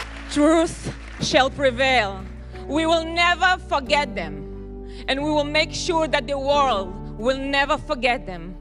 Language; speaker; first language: English; non-native, fluent; Hebrew